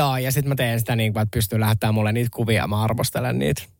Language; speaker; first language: Finnish; native; Finnish